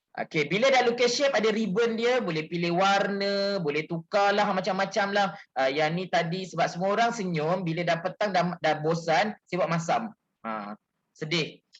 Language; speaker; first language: Malay; native; Malay